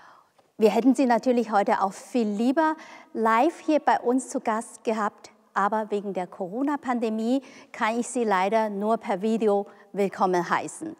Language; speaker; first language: German; non-native, fluent; Chinese